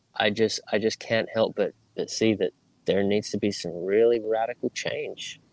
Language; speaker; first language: English; native; English